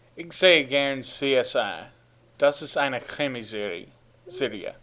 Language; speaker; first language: German; non-native, fluent; English